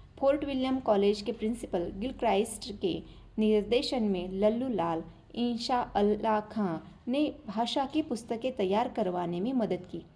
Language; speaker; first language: Hindi; non-native, local second language; Marathi